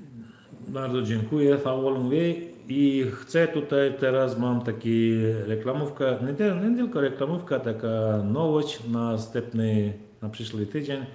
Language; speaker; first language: Polish; non-native, fluent; Turkmen